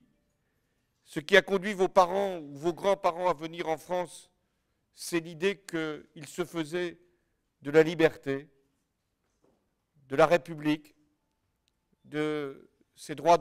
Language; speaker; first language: French; native; French